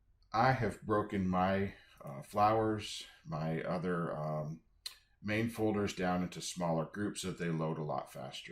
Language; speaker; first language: English; native; English